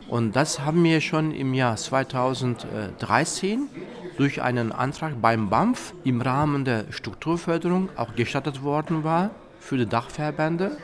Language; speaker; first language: German; non-native, fluent; Turkish